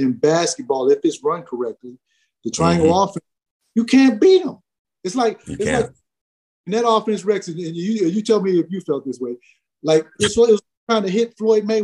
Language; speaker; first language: English; native; English